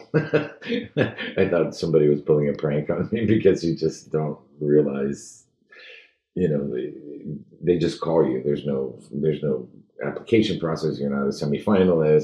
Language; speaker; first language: English; early bilingual, other home language; Spanish